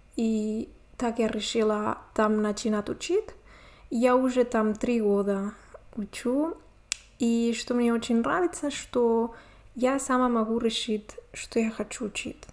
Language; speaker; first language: Russian; non-native, learner; Spanish